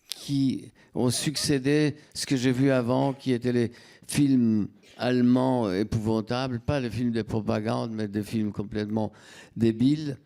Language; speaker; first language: French; non-native, fluent; Polish